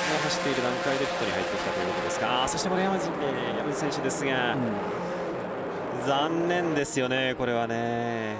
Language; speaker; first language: Japanese; native; Japanese